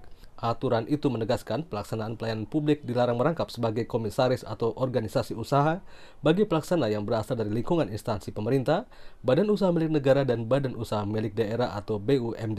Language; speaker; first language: Indonesian; native; Indonesian